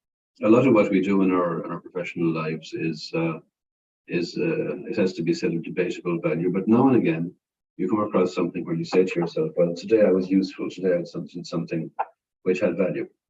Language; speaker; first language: English; non-native, fluent; Irish